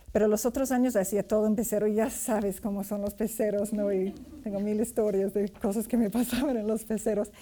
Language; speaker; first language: Spanish; non-native, fluent; English